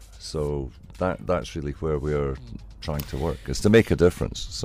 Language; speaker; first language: English; native; English